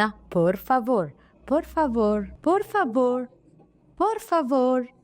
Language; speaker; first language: Spanish; non-native, learner; Arabic